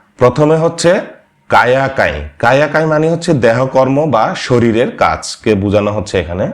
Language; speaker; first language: Bangla; non-native, local second language; Marma